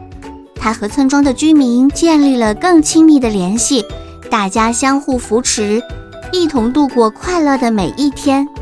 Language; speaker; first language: Chinese; native; Chinese